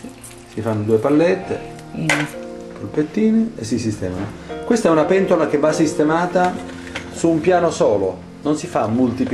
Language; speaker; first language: Italian; native; Italian